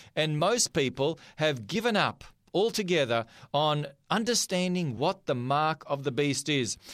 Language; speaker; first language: English; non-native, fluent; Macedonian